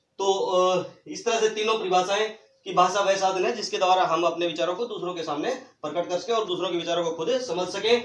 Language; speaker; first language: Hindi; native; Hindi